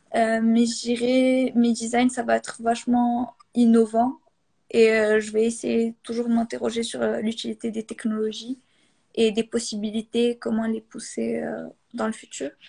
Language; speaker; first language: French; non-native, local second language; Arabic